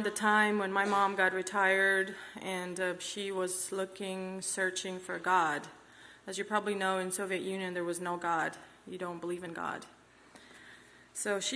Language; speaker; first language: English; non-native, fluent; Kazakh